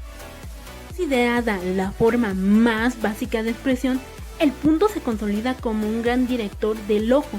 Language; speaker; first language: Spanish; native; Spanish